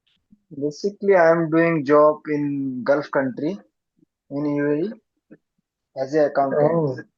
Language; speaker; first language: English; non-native, learner; Hindi